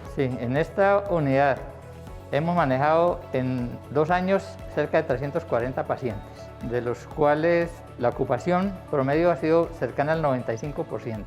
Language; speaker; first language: Spanish; native; Spanish